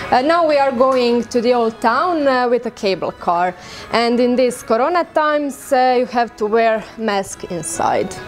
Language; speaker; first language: English; non-native, fluent; Croatian